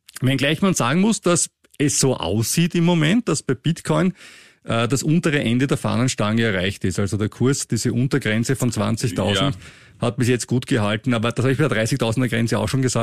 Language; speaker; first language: German; native; German